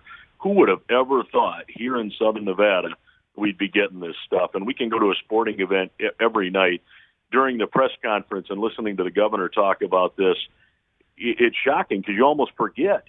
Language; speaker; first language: English; native; English